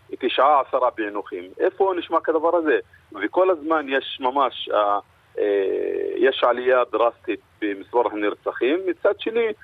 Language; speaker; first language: Hebrew; non-native, local second language; Arabic